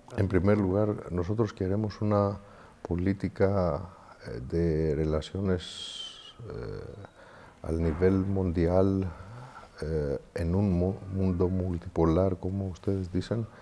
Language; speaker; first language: Spanish; non-native, fluent; Greek